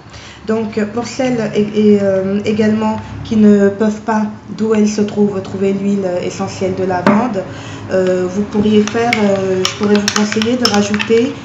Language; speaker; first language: French; native; French